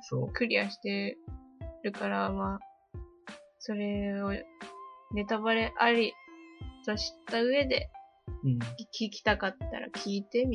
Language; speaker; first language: Japanese; native; Japanese